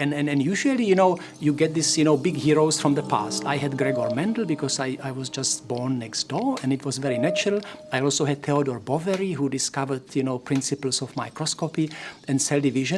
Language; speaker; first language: English; non-native, fluent; Czech